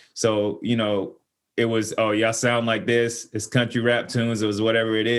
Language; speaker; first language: English; native; English